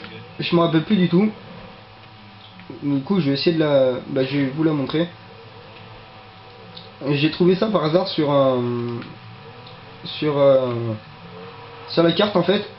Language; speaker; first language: French; native; French